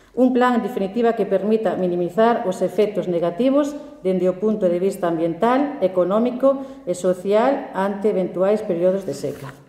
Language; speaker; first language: Galician; native; Galician